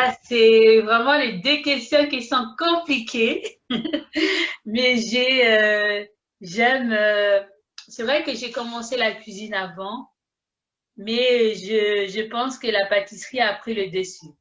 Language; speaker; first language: French; early bilingual, other home language; Haitian Creole